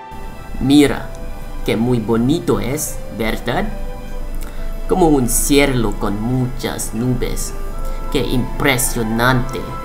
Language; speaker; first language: Spanish; non-native, learner; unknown